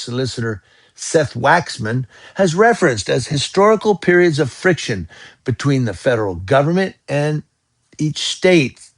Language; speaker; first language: English; native; English